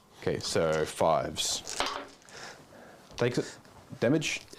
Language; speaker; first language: English; native; English